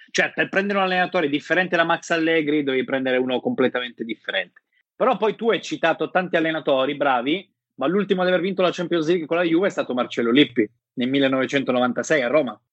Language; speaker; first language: Italian; native; Italian